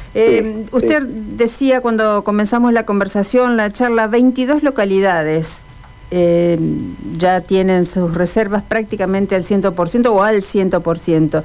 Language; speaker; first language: Spanish; native; Spanish